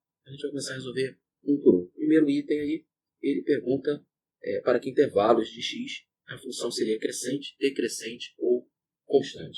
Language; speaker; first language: Portuguese; native; Portuguese